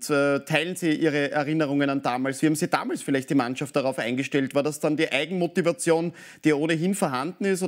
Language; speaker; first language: German; native; German